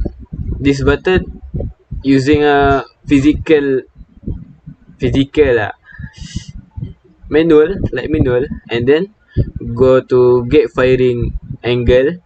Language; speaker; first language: English; non-native, local second language; Malay